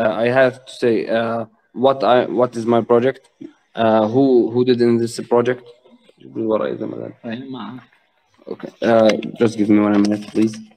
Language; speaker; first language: English; non-native, learner; Arabic